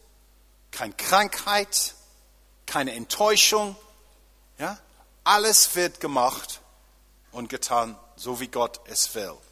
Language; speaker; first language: German; non-native, fluent; English